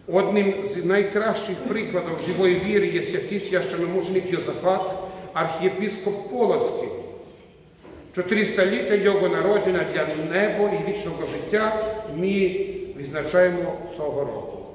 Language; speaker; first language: Ukrainian; non-native, fluent; Croatian